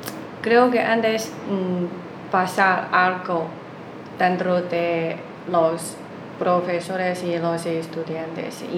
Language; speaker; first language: Spanish; non-native, learner; Chinese